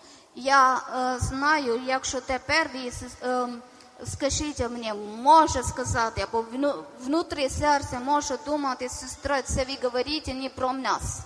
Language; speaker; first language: Ukrainian; non-native, learner; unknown